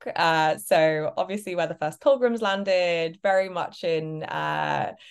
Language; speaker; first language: English; native; English